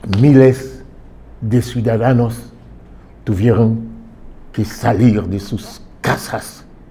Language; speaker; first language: Spanish; non-native, fluent; Haitian Creole